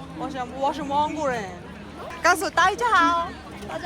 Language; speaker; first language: Chinese; non-native, learner; Mongolian